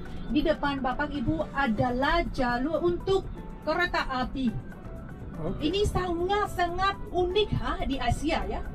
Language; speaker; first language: Indonesian; non-native, fluent; Vietnamese